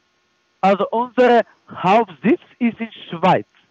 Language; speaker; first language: German; non-native, fluent; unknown